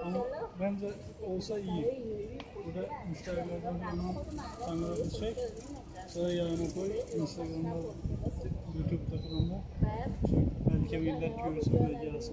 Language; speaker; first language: Turkish; non-native, learner; Persian